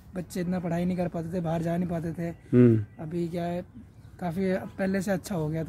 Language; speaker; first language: Hindi; native; Hindi